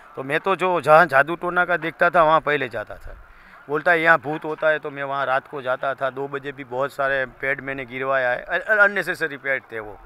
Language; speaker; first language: Hindi; non-native, local second language; Gujarati